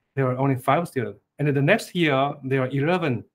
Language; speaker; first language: English; non-native, fluent; Chinese